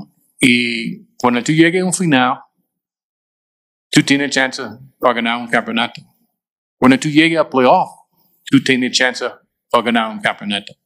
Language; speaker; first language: Spanish; non-native, fluent; English